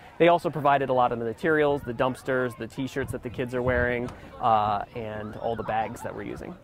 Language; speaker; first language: English; native; English